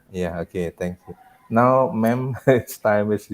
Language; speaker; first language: English; non-native, learner; Indonesian